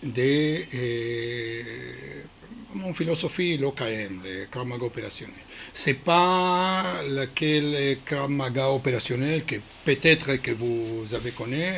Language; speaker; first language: French; non-native, learner; Hebrew